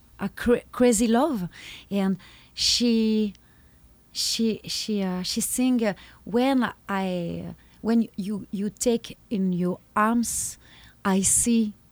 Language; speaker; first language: English; non-native, learner; French